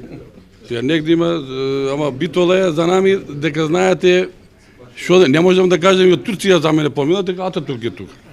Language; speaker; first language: Macedonian; early bilingual, heritage; Macedonian